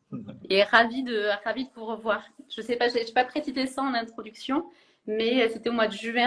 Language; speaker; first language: French; native; French